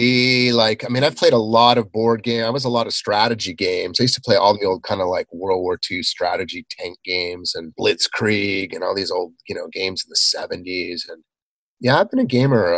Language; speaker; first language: English; native; English